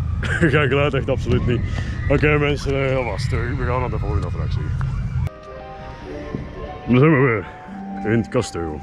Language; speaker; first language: Dutch; native; Dutch